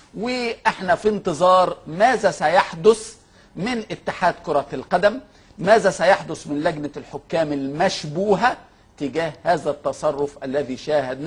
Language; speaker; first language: Arabic; native; Arabic